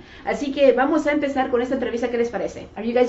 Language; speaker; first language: Spanish; native; Spanish